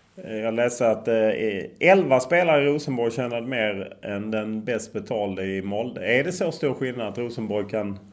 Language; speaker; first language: Swedish; native; Swedish